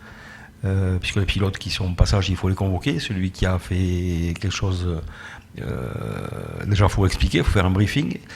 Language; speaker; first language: French; native; French